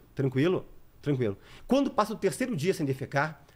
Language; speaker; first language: Portuguese; native; Portuguese